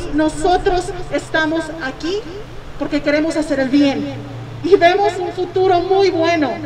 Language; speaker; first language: Spanish; early bilingual, heritage; Spanish